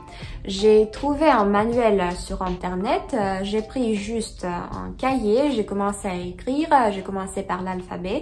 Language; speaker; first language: French; non-native, fluent; Russian